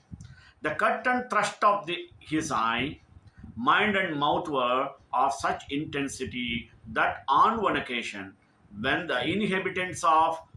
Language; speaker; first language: English; non-native, local second language; Telugu